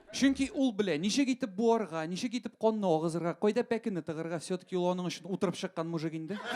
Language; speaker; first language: Tatar; non-native, local second language; Russian